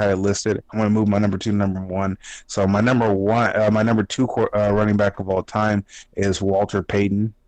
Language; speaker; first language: English; native; English